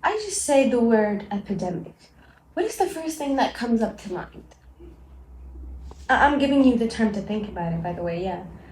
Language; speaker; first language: English; non-native, local second language; Arabic